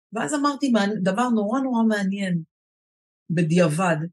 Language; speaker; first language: Hebrew; native; Hebrew